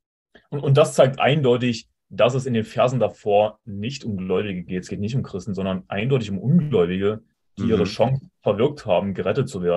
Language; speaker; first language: German; native; German